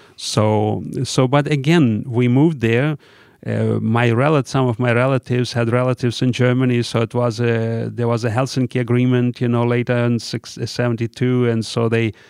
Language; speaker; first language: English; non-native, fluent; Russian